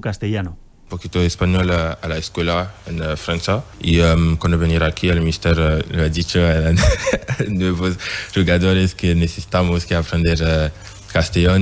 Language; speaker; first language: Spanish; non-native, learner; French